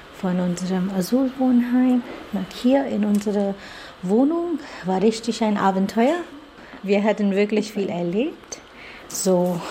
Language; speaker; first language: German; non-native, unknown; Bangla